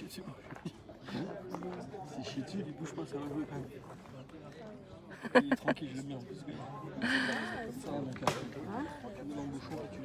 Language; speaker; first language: French; native; French